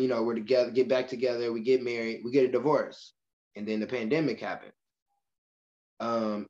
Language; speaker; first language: English; native; English